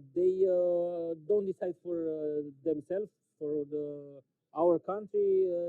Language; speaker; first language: English; non-native, fluent; Romanian